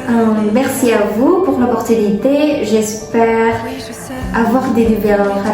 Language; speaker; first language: French; non-native, learner; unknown